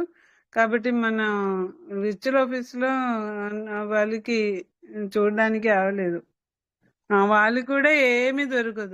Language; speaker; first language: Telugu; non-native, local second language; Hindi